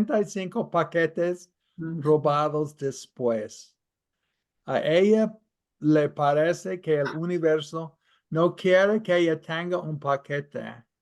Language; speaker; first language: Spanish; non-native, fluent; English